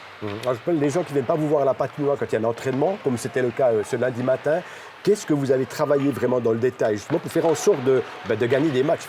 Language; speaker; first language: French; native; French